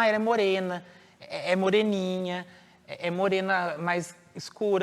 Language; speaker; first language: Portuguese; native; Portuguese